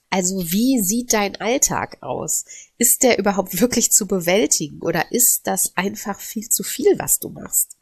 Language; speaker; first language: German; native; German